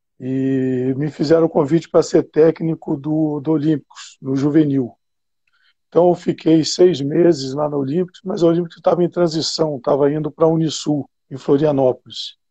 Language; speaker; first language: Portuguese; native; Portuguese